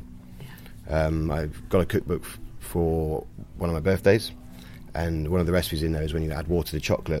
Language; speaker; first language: English; native; English